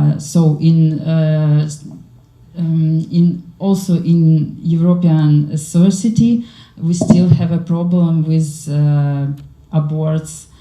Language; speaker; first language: English; non-native, learner; Ukrainian